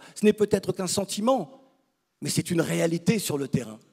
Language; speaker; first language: French; native; French